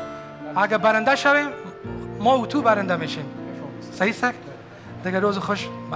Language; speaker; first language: Persian; native; Persian